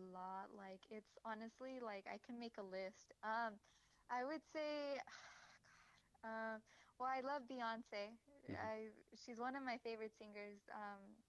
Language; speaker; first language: English; native; English